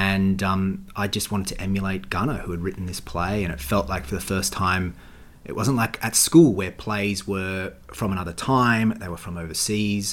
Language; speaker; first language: English; native; English